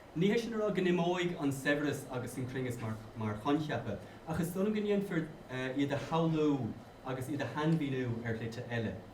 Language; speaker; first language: Irish; native; Irish